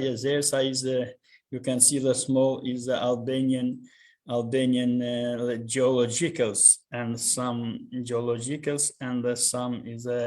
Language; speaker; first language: English; non-native, learner; Albanian